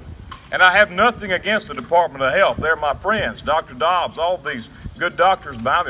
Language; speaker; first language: English; native; English